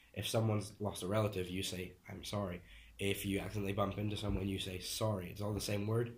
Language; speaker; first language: English; early bilingual, other home language; Hungarian